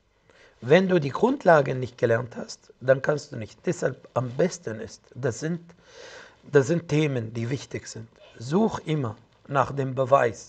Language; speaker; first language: German; non-native, fluent; Arabic